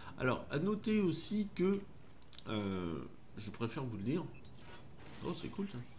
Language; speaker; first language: French; native; French